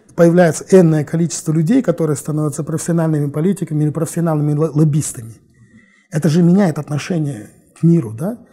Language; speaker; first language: Russian; non-native, local second language; Kazakh